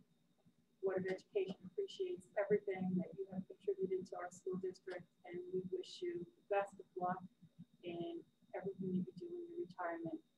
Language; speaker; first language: English; native; English